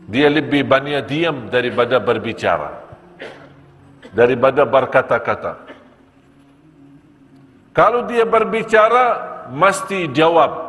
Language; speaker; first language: Indonesian; non-native, fluent; Arabic